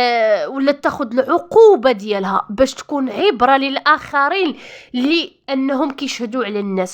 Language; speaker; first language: Arabic; native; Arabic